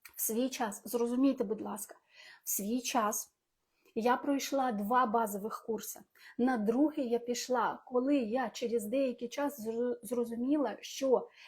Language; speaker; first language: Ukrainian; non-native, local second language; Russian